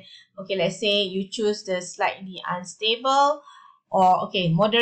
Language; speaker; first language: English; non-native, local second language; Malay